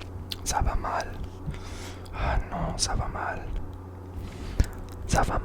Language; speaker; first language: French; non-native, learner; English